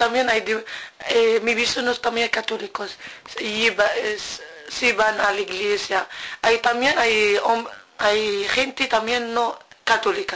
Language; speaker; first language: Spanish; non-native, learner; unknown